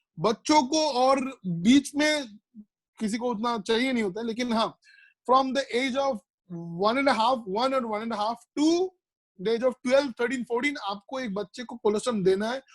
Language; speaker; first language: Hindi; non-native, local second language; Bangla